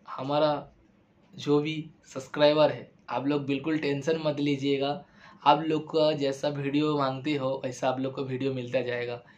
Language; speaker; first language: Hindi; non-native, local second language; Bangla